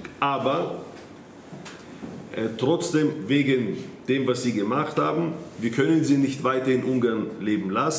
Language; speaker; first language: German; non-native, fluent; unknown